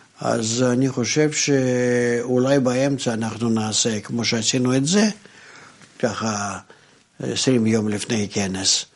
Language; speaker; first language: Hebrew; non-native, fluent; Russian